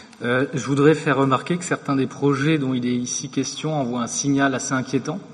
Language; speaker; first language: French; native; French